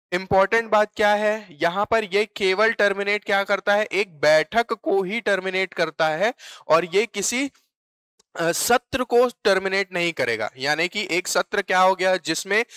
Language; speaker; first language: Hindi; native; Hindi